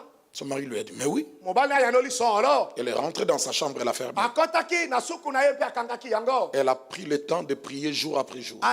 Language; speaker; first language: French; non-native, local second language; Lingala